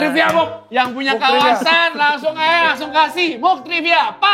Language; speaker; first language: Indonesian; native; Indonesian